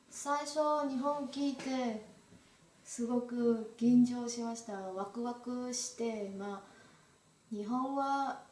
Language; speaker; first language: Japanese; non-native, learner; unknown